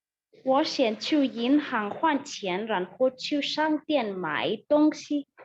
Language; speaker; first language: Chinese; non-native, learner; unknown